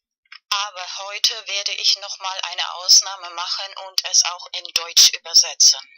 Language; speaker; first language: German; non-native, learner; Spanish